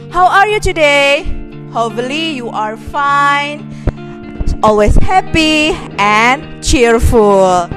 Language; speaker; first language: English; non-native, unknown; Indonesian